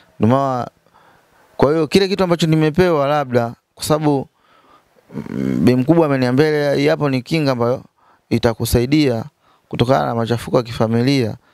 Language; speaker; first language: Swahili; native; Swahili